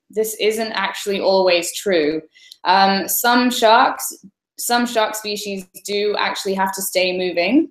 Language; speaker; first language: English; native; English